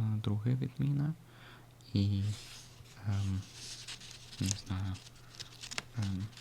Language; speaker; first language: Ukrainian; non-native, learner; Russian